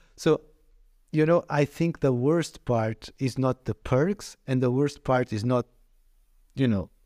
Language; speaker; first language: English; non-native, fluent; Portuguese